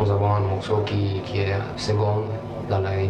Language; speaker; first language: French; non-native, learner; Italian